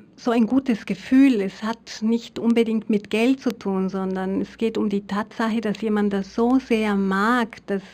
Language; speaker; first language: German; non-native, fluent; Spanish